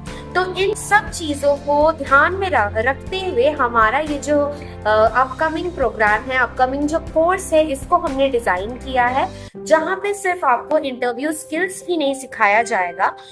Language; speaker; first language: Hindi; non-native, local second language; Bangla